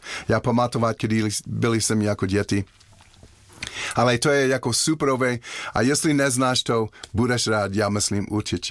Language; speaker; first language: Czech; non-native, learner; English